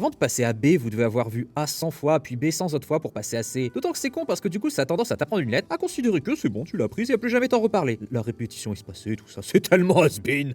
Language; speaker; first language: French; native; French